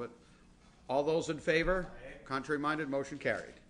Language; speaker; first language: English; native; English